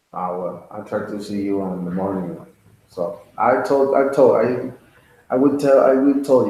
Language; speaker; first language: English; non-native, learner; Spanish